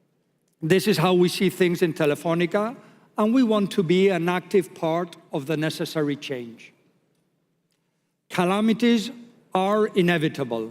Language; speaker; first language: English; non-native, fluent; Spanish